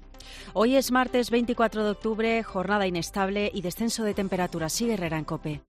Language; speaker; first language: Spanish; native; Spanish